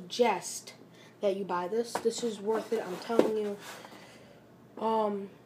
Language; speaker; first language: English; native; English